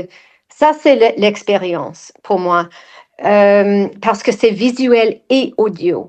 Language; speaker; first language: French; non-native, fluent; English